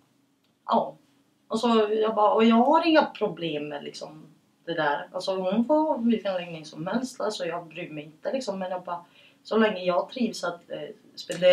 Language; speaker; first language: Swedish; early bilingual, other home language; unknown